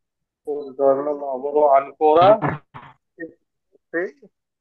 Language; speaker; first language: Italian; non-native, learner; Bangla